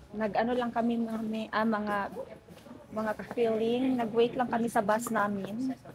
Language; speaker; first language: Filipino; non-native, local second language; Cebuano